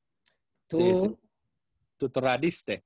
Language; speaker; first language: Spanish; non-native, learner; English